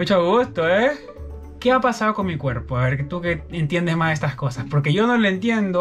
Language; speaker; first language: Spanish; native; Spanish